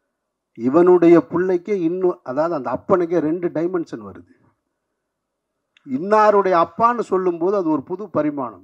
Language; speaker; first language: Tamil; native; Tamil